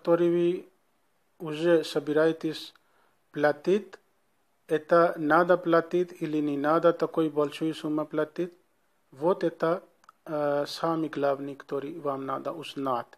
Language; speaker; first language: Russian; non-native, learner; Urdu